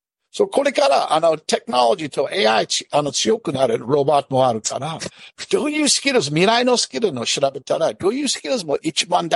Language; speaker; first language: Japanese; non-native, learner; English